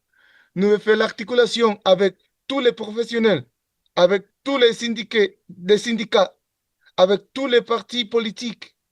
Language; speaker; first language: French; non-native, learner; Spanish